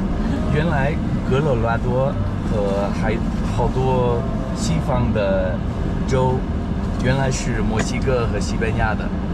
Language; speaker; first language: Chinese; non-native, learner; English